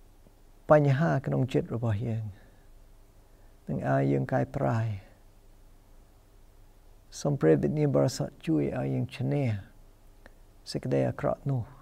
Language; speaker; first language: Khmer; non-native, fluent; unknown